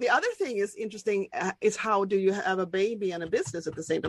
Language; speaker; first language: English; non-native, fluent; Swedish